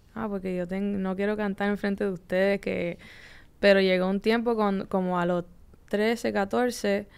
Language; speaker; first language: Spanish; early bilingual, heritage; Spanish